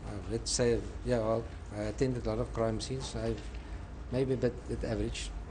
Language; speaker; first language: English; non-native, local second language; Afrikaans